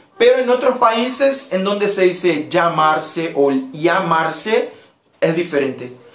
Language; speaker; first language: Spanish; non-native, fluent; Portuguese